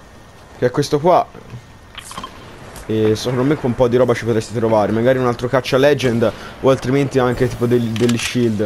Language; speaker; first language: Italian; native; Italian